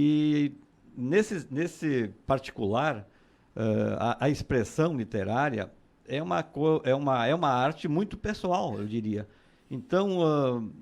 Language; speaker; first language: Portuguese; native; Portuguese